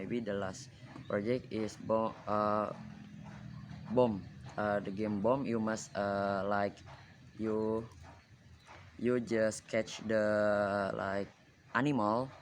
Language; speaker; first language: English; non-native, learner; Indonesian